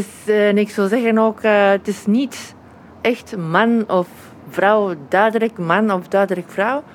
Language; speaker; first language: Dutch; non-native, learner; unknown